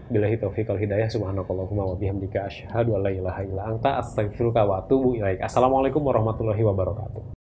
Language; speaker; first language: Indonesian; native; Indonesian